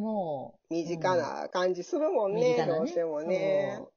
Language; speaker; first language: Japanese; native; Japanese